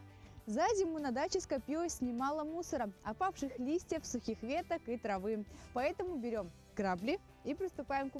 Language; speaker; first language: Russian; native; Russian